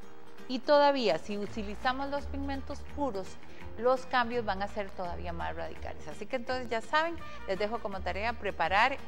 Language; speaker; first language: Spanish; native; Spanish